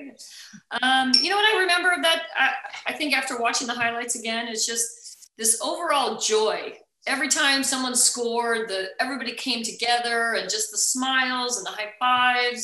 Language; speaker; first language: English; native; English